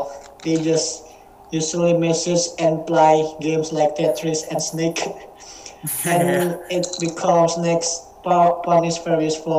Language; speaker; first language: English; non-native, learner; Indonesian